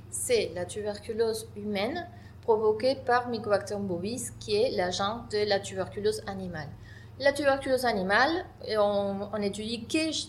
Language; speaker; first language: French; non-native, fluent; Spanish